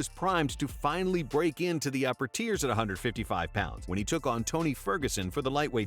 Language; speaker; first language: English; native; English